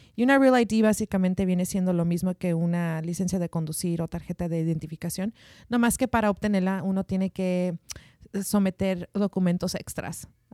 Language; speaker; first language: Spanish; early bilingual, heritage; Spanish